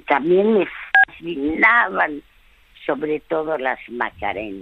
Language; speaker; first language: Spanish; early bilingual, other home language; French